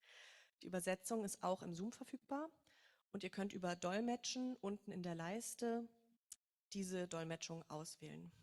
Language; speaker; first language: German; native; German